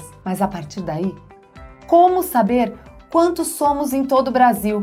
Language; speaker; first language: Portuguese; native; Portuguese